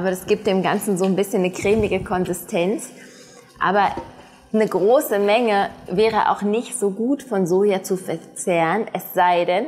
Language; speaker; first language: German; native; German